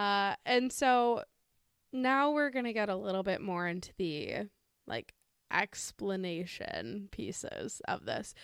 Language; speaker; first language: English; native; English